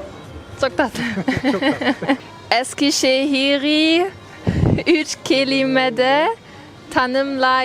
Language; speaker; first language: Turkish; non-native, learner; English